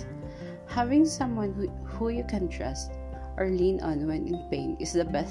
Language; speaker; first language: English; non-native, local second language; Filipino